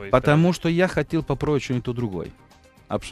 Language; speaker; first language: Russian; non-native, fluent; Italian